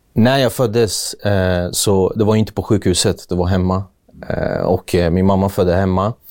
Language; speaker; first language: Swedish; early bilingual, other home language; Kurdish